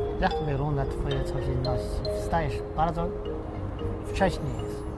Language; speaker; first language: Polish; non-native, fluent; Chinese